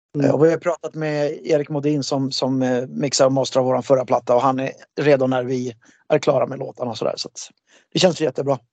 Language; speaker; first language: Swedish; native; Swedish